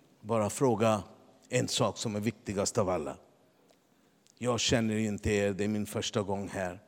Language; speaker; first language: Swedish; non-native, fluent; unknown